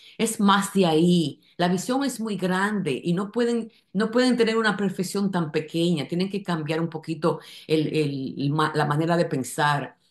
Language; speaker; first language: Spanish; native; Spanish